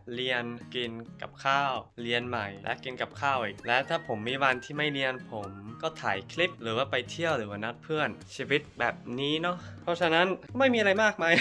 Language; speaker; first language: Thai; early bilingual, other home language; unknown